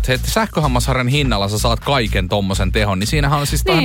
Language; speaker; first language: Finnish; native; Finnish